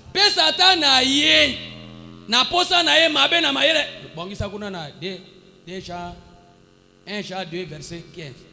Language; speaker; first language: Lingala; native; Lingala